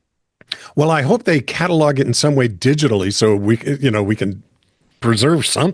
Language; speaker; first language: English; native; English